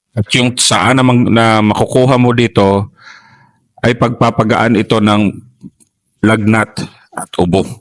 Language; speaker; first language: Filipino; native; Filipino